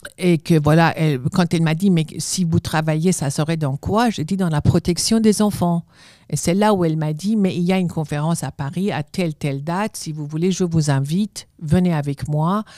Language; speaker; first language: French; non-native, fluent; Persian